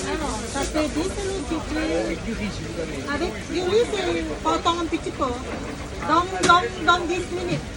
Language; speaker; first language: French; non-native, learner; Thai